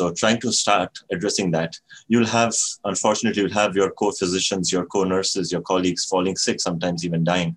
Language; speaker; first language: English; non-native, local second language; Bangla